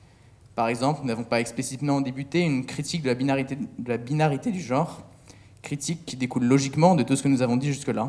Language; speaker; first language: French; native; French